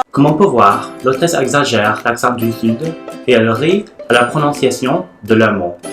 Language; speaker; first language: French; non-native, learner; English